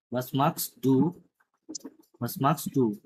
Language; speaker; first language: German; non-native, learner; Bangla